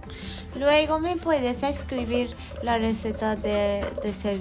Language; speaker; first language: Spanish; non-native, fluent; Turkish